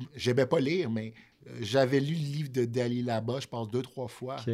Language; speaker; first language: French; native; French